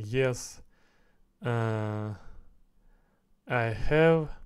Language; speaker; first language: English; non-native, learner; Russian